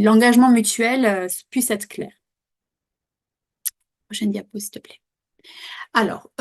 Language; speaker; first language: French; native; French